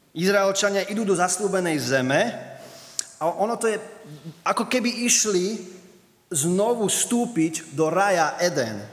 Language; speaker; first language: Slovak; early bilingual, other home language; English